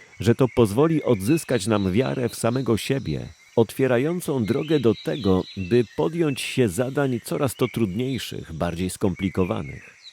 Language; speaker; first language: Polish; native; Polish